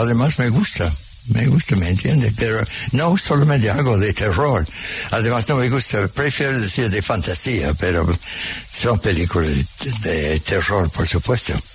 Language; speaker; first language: Spanish; non-native, fluent; English